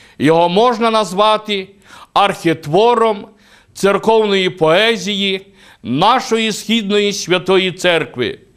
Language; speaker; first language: Ukrainian; native; Ukrainian